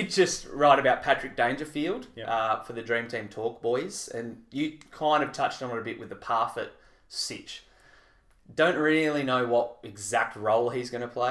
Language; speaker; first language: English; native; English